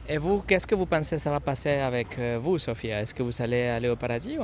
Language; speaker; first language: French; non-native, fluent; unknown